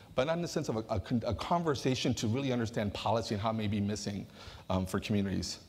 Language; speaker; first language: English; native; English